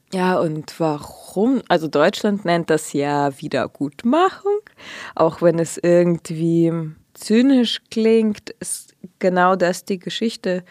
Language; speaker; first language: German; early bilingual, other home language; Russian